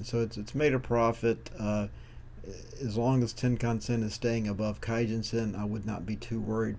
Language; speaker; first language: English; native; English